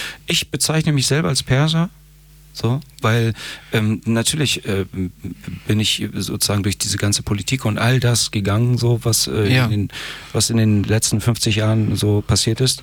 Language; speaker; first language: German; early bilingual, other home language; Persian